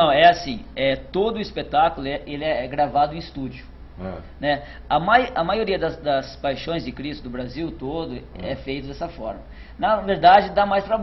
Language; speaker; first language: Portuguese; native; Portuguese